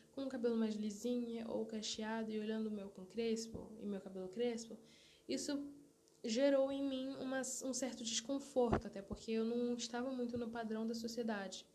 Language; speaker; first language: Portuguese; early bilingual, other home language; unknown